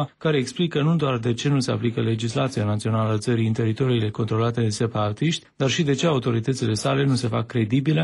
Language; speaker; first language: Romanian; native; Romanian